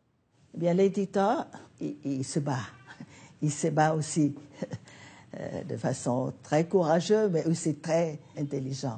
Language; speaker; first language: French; non-native, fluent; Vietnamese